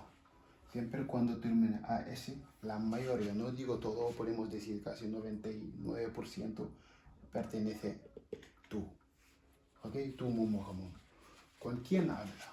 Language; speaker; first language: Spanish; non-native, fluent; Wolof